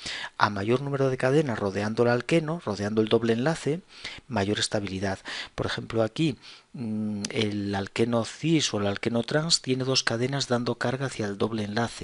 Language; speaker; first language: Spanish; native; Spanish